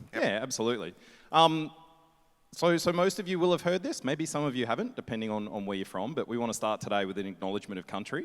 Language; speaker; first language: English; native; English